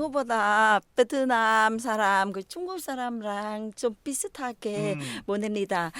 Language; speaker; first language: Korean; non-native, learner; Vietnamese